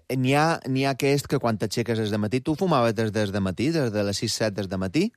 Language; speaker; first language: Catalan; native; Catalan